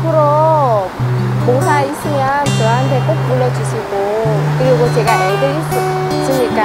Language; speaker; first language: Korean; non-native, learner; Vietnamese